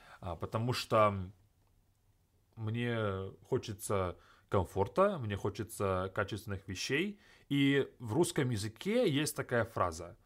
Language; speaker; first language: Russian; native; Russian